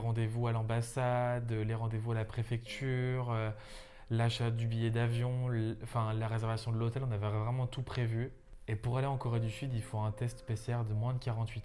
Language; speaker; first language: French; native; French